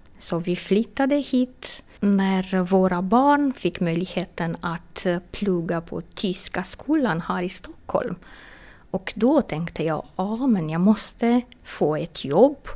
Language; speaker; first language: Swedish; non-native, fluent; Romanian